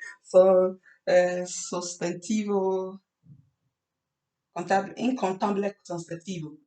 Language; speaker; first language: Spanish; non-native, learner; English